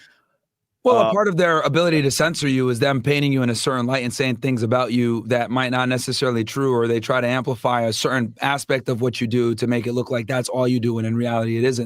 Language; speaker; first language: English; native; English